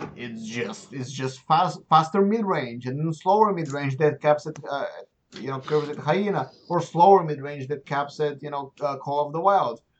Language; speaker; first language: English; non-native, fluent; Bulgarian